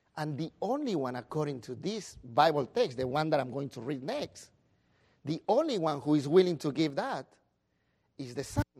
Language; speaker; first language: English; non-native, fluent; Spanish